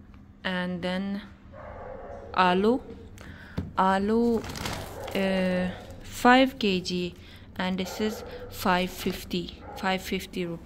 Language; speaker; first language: English; non-native, fluent; Chinese